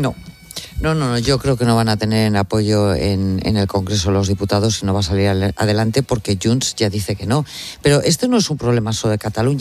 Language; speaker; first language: Spanish; native; Spanish